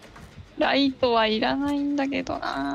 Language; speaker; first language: Japanese; native; Japanese